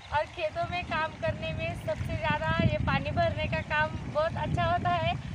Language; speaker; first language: Hindi; non-native, local second language; Marathi